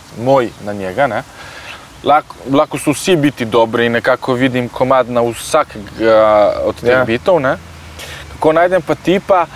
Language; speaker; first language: Slovenian; native; Slovenian